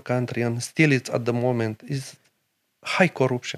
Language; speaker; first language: English; non-native, learner; Romanian